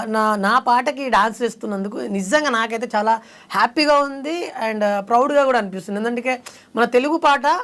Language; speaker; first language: Telugu; non-native, local second language; Lambadi